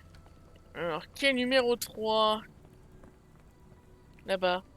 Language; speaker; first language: French; native; French